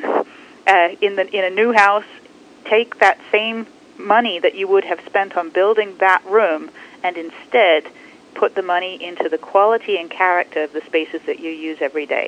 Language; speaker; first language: English; native; English